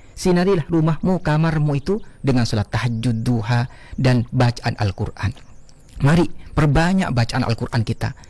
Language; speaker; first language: Indonesian; non-native, local second language; Madurese